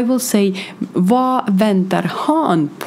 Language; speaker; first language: Swedish; non-native, fluent; Ukrainian